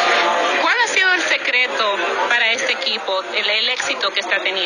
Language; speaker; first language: Spanish; native; Spanish